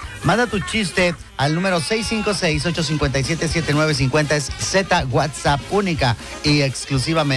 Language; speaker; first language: Spanish; native; Spanish